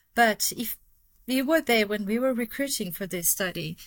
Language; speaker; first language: English; non-native, fluent; Portuguese